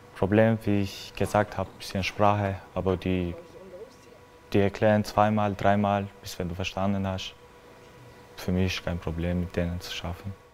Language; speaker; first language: German; non-native, learner; Albanian